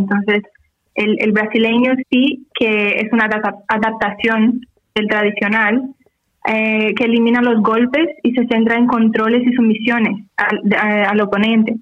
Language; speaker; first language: Spanish; non-native, fluent; Portuguese